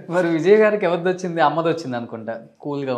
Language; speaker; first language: Telugu; native; Telugu